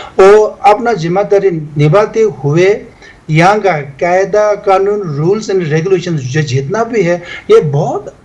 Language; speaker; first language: Hindi; non-native, local second language; Tibetan